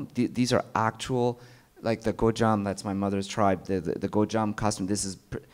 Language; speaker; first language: English; early bilingual, other home language; Amharic